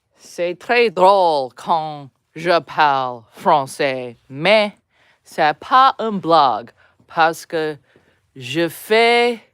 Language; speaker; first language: French; non-native, learner; English